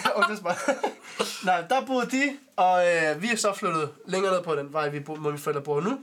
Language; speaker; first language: Danish; early bilingual, other home language; Arabic